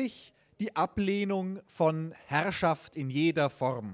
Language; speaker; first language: German; native; German